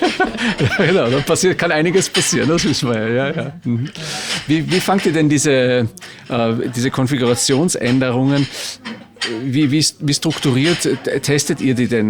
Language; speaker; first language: German; native; German